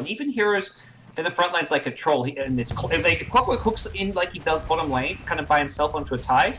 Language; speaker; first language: English; native; English